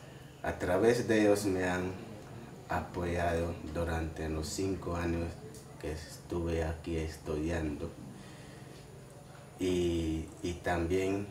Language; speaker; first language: Spanish; non-native, local second language; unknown